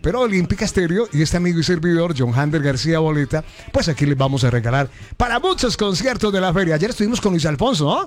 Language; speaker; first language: Spanish; native; Spanish